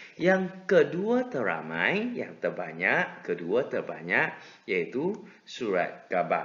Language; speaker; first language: Malay; non-native, local second language; Chinese